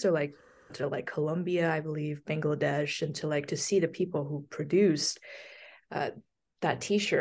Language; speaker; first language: English; non-native, fluent; Chinese